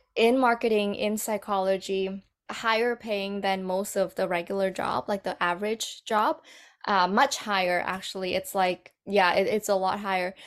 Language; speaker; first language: English; native; English